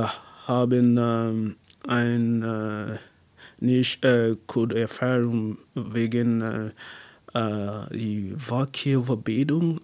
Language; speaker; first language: German; non-native, learner; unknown